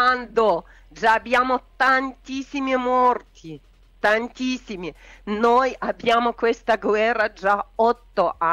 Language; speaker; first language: Italian; non-native, learner; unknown